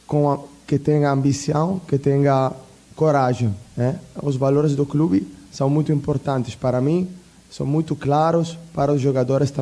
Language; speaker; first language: Portuguese; non-native, fluent; Italian